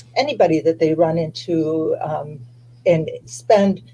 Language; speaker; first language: English; early bilingual, other home language; Spanish